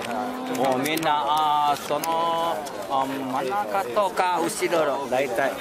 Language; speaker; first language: Japanese; non-native, learner; Chinese